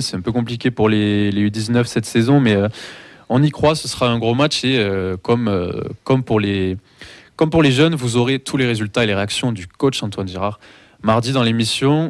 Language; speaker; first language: French; native; French